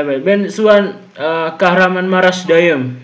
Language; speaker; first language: Turkish; non-native, learner; Indonesian